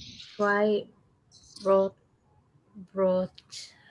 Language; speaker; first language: German; non-native, learner; Indonesian